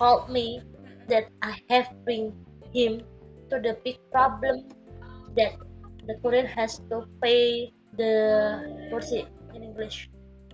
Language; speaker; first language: English; non-native, learner; Indonesian